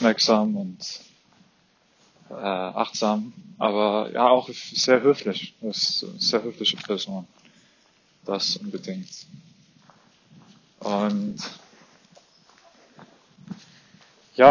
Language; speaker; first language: German; non-native, fluent; Arabic